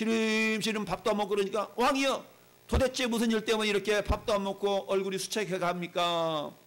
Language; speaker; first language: Korean; native; Korean